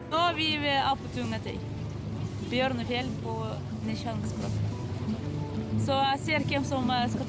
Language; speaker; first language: Norwegian; non-native, fluent; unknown